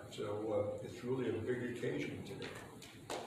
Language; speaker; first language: English; native; English